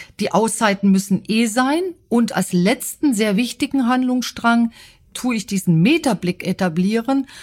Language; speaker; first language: German; native; German